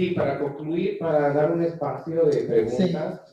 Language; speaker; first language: Spanish; native; Spanish